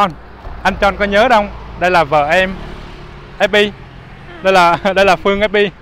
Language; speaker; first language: Vietnamese; non-native, learner; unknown